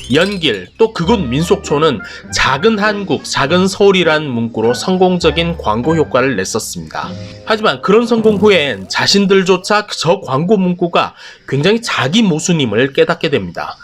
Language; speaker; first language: Korean; native; Korean